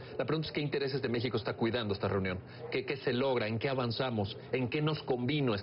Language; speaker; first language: Spanish; native; Spanish